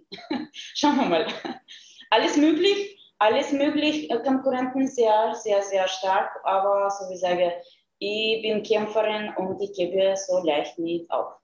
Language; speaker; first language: German; non-native, fluent; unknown